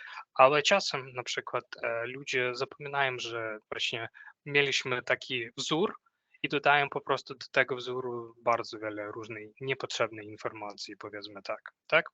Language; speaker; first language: Polish; non-native, fluent; Ukrainian